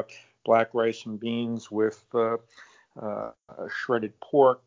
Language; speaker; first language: English; native; English